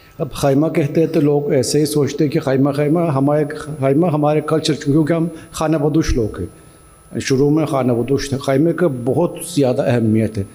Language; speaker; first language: Urdu; non-native, fluent; Turkish